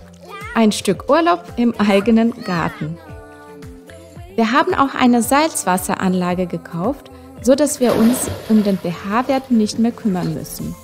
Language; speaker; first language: German; non-native, fluent; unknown